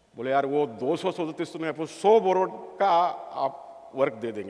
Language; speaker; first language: Hindi; non-native, local second language; Marathi